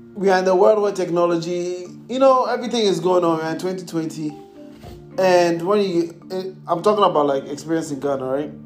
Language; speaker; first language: English; non-native, local second language; Akan